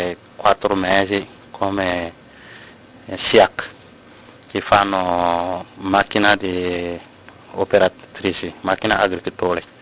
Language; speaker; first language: Italian; non-native, learner; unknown